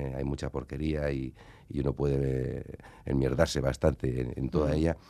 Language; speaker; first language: Spanish; native; Spanish